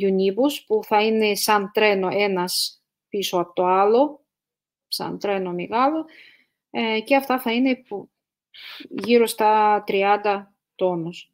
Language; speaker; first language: Greek; non-native, fluent; Russian